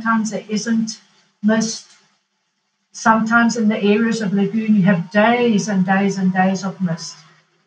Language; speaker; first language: English; native; English